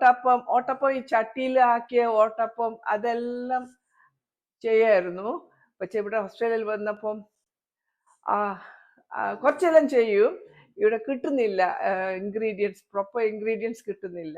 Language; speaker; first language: Malayalam; early bilingual, heritage; Malayalam